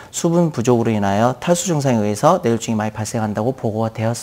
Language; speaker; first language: Korean; native; Korean